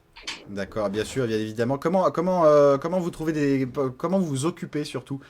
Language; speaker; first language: French; native; French